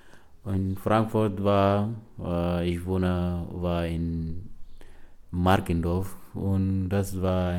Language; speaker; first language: German; non-native, learner; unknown